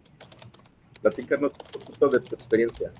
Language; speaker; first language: Spanish; native; Spanish